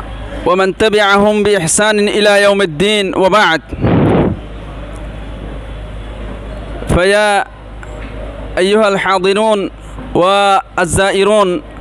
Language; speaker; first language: Arabic; non-native, learner; Rohingya